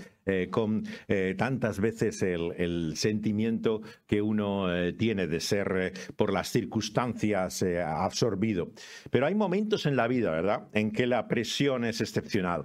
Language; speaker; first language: Spanish; native; Spanish